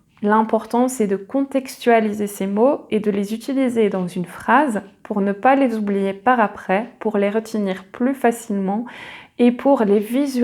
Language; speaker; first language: French; native; French